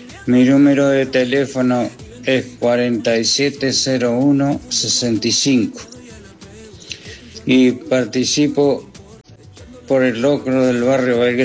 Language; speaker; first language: Spanish; native; Spanish